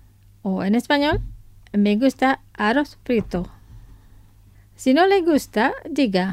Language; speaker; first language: Spanish; non-native, fluent; Indonesian